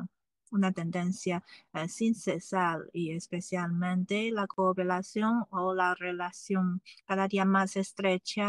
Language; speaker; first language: Spanish; non-native, fluent; Chinese